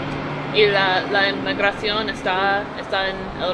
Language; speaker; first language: Spanish; non-native, learner; English